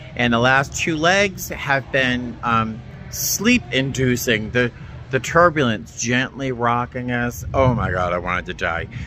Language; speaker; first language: English; native; English